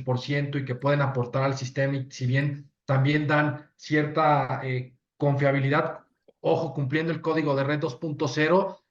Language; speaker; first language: Spanish; native; Spanish